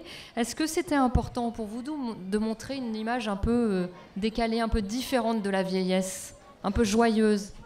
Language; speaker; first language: French; native; French